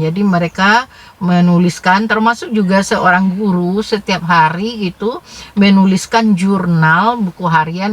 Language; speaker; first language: Indonesian; native; Indonesian